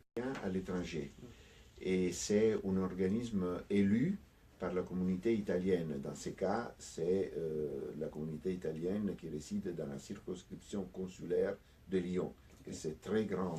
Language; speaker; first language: French; non-native, fluent; Italian